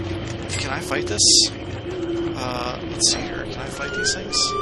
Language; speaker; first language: English; native; English